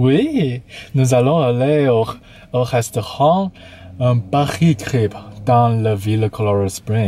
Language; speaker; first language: French; non-native, learner; English